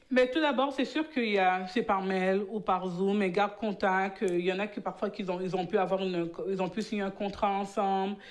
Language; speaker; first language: French; early bilingual, other home language; Haitian Creole